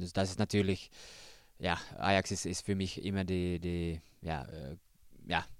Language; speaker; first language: German; non-native, learner; Finnish